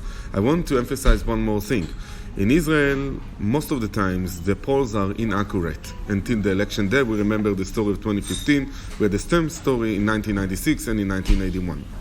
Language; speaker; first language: English; non-native, fluent; Hebrew